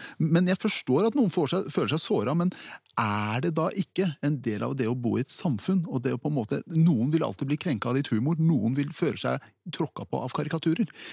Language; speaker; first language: Norwegian; early bilingual, other home language; Persian